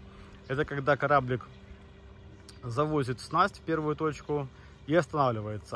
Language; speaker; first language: Russian; native; Russian